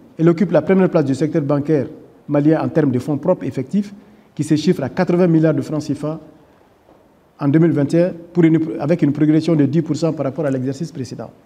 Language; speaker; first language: French; non-native, local second language; Bambara